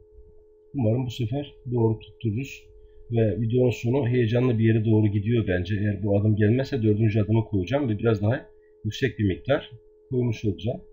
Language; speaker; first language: Turkish; native; Turkish